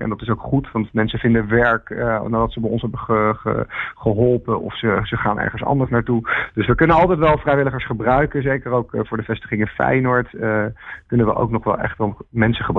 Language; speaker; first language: Dutch; native; Dutch